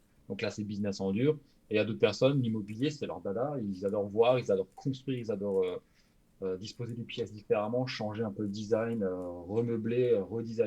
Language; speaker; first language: French; native; French